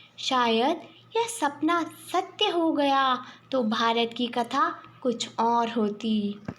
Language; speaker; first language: Hindi; native; Hindi